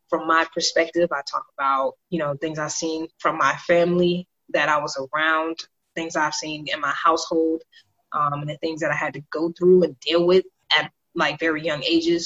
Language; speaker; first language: English; native; English